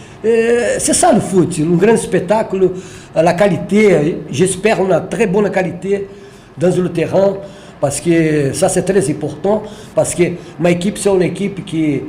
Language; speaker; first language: French; non-native, learner; Portuguese